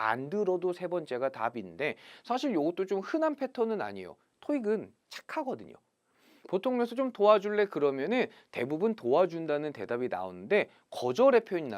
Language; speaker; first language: Korean; native; Korean